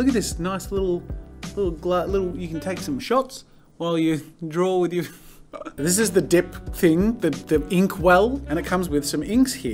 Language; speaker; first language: English; native; English